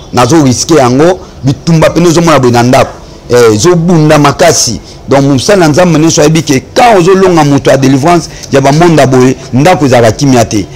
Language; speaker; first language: Lingala; native; Lingala